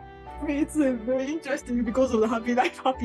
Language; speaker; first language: English; non-native, learner; Japanese